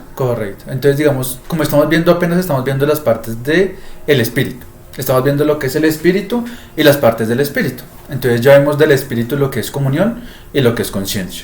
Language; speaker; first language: Spanish; native; Spanish